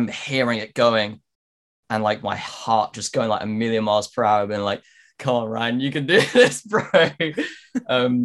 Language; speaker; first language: English; native; English